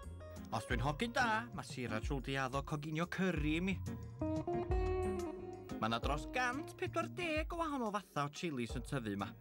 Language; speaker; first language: Welsh; native; Welsh